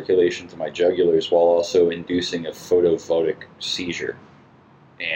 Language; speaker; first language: English; native; English